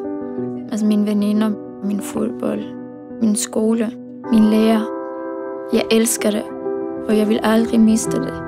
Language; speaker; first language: Danish; early bilingual, other home language; Persian